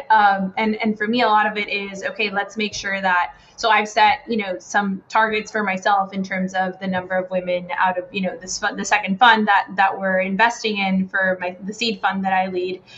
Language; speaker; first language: English; non-native, fluent; Spanish